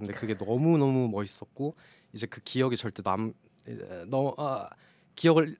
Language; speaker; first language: Korean; native; Korean